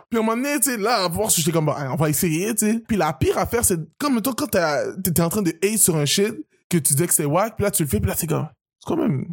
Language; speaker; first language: French; native; French